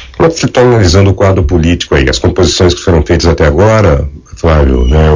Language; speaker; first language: Portuguese; native; Portuguese